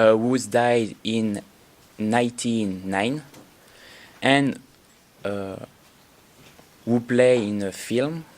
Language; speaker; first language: English; non-native, learner; French